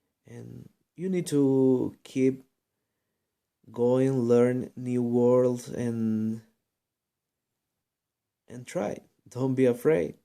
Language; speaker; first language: English; non-native, learner; Spanish